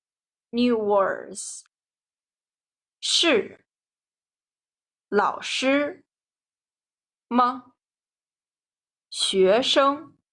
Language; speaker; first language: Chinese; non-native, fluent; Nepali